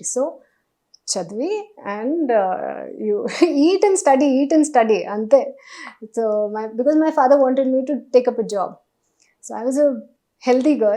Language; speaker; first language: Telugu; non-native, learner; Hindi